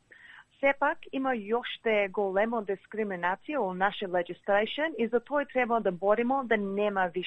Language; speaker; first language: Macedonian; early bilingual, heritage; English